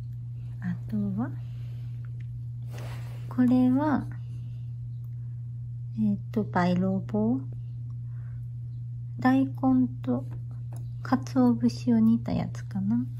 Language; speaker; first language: Japanese; native; Japanese